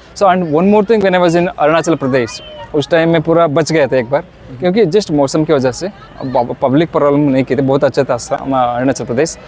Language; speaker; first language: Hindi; non-native, local second language; Kannada